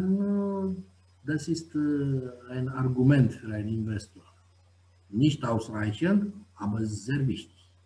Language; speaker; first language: German; non-native, fluent; Romanian